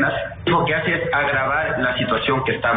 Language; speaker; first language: Spanish; native; Spanish